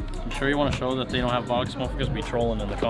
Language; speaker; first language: English; native; English